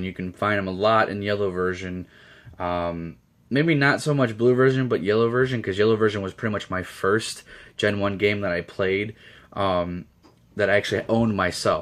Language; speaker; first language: English; native; English